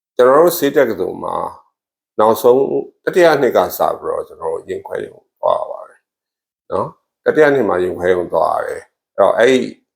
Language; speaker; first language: Burmese; native; Burmese